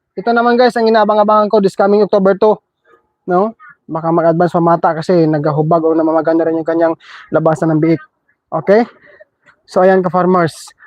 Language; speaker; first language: Filipino; non-native, local second language; Cebuano